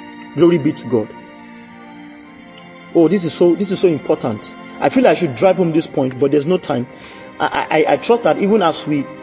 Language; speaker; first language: English; non-native, local second language; Yoruba